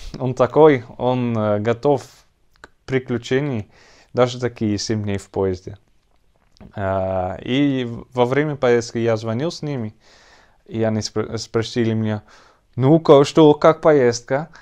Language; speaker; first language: Russian; non-native, learner; Dutch